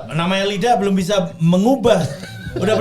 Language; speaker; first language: Indonesian; native; Indonesian